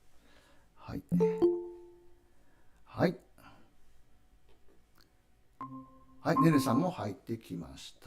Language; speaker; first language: Japanese; native; Japanese